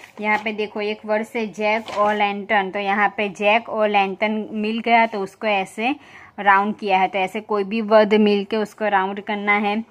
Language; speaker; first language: Hindi; non-native, local second language; Gujarati